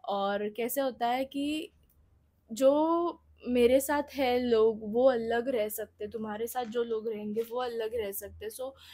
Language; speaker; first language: Hindi; non-native, local second language; Marathi